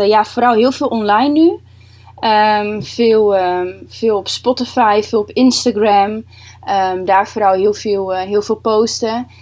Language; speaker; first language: Dutch; early bilingual, other home language; Russian